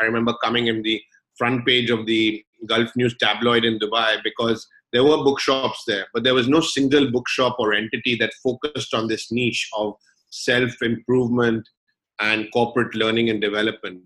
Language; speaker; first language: English; native; English